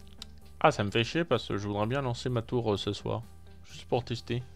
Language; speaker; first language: French; native; French